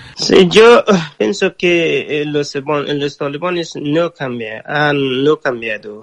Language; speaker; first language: Spanish; non-native, learner; Persian